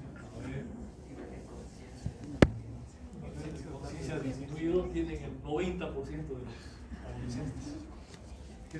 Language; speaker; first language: Spanish; native; Spanish